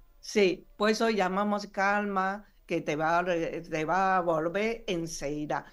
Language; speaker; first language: Spanish; non-native, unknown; Chinese